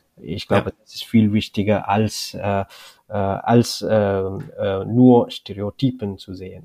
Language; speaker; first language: German; non-native, learner; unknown